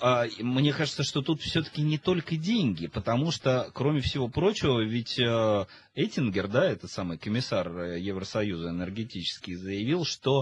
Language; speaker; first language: Russian; native; Russian